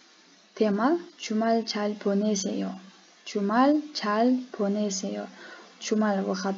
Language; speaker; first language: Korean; non-native, fluent; Kyrgyz